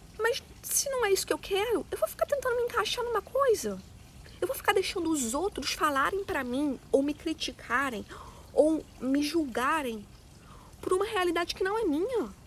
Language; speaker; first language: Portuguese; native; Portuguese